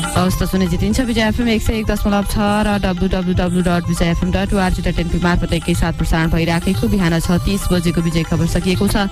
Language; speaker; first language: Nepali; native; Nepali